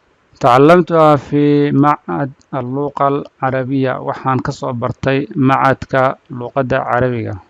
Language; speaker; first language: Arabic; non-native, fluent; Somali